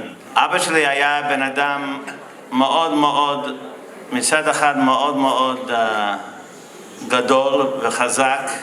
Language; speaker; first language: Hebrew; non-native, fluent; English